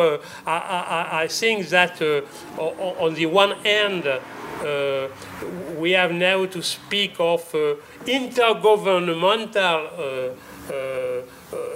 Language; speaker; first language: English; non-native, fluent; French